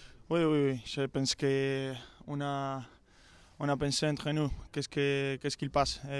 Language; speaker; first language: French; non-native, learner; Spanish